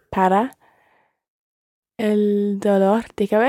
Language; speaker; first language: Spanish; non-native, learner; English